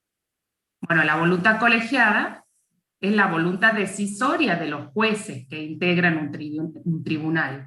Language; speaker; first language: Spanish; native; Spanish